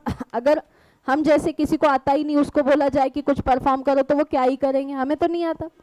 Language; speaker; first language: Hindi; non-native, local second language; Marathi